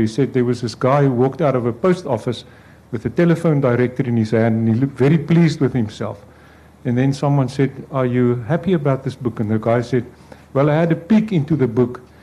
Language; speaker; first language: English; non-native, local second language; Afrikaans